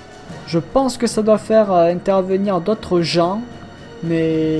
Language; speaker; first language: French; native; French